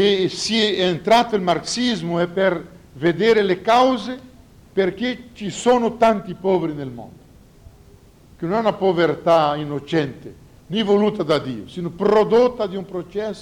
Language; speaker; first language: Italian; non-native, fluent; Portuguese